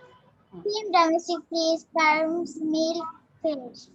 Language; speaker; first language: English; non-native, learner; Bangla